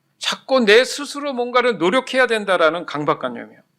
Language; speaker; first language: Korean; native; Korean